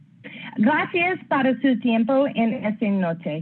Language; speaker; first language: Spanish; non-native, learner; English